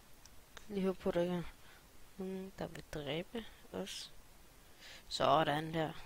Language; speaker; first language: Danish; native; Danish